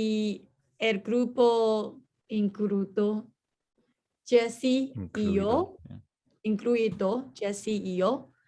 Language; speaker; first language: Spanish; non-native, learner; Chinese